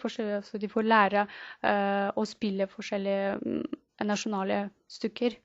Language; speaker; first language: Norwegian; non-native, fluent; Russian